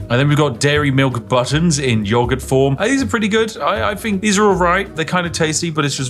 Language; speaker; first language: English; native; English